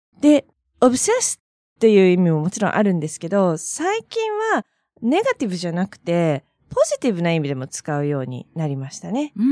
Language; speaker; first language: Japanese; native; Japanese